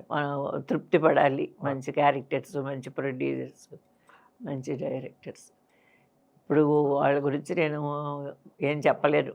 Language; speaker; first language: Telugu; native; Telugu